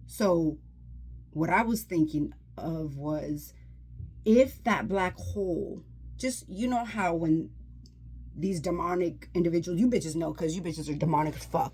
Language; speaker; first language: English; native; English